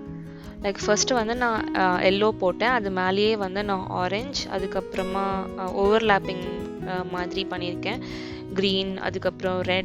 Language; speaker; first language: Tamil; native; Tamil